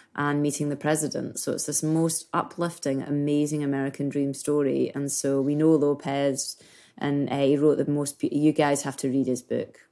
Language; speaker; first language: English; native; English